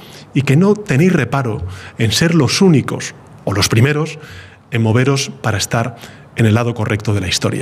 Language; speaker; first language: Spanish; native; Spanish